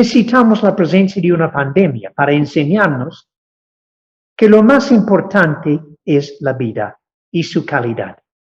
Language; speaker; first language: Spanish; non-native, fluent; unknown